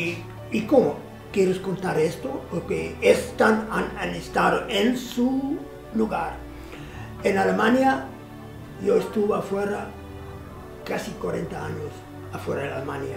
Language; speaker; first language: Spanish; non-native, fluent; German